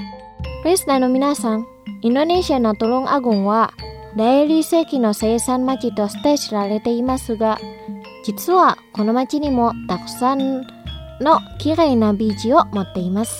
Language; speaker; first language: Japanese; non-native, fluent; Indonesian